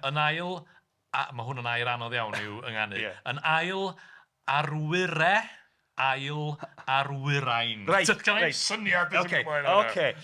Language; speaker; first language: Welsh; native; Welsh